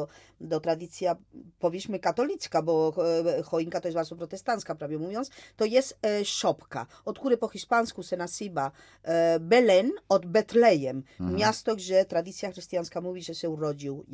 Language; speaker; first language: Polish; non-native, fluent; Spanish